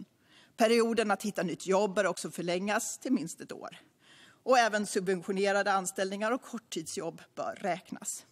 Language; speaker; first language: Swedish; native; Swedish